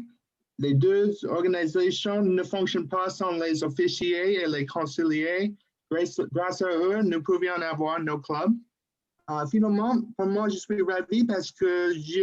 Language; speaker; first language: French; non-native, fluent; English